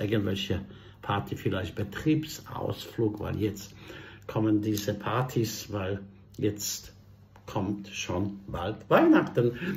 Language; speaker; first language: German; non-native, fluent; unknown